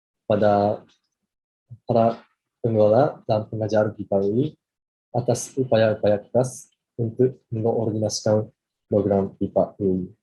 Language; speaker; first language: Indonesian; non-native, fluent; Japanese